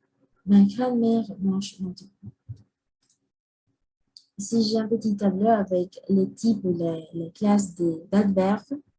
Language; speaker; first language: French; non-native, learner; Spanish